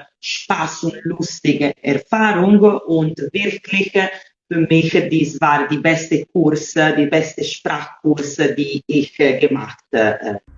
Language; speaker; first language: German; non-native, learner; Italian